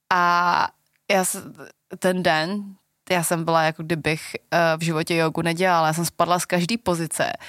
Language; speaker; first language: Czech; early bilingual, other home language; Vietnamese